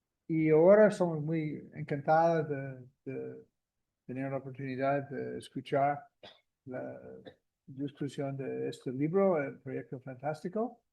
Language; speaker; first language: Spanish; non-native, fluent; English